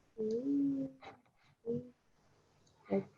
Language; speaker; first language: French; non-native, learner; Russian